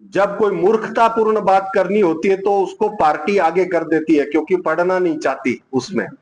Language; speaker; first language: Hindi; non-native, local second language; Gujarati